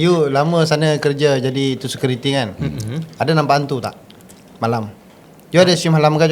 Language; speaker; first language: Malay; native; Malay